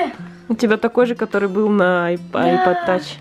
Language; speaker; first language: Russian; native; Russian